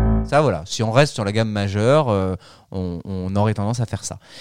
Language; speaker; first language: French; native; French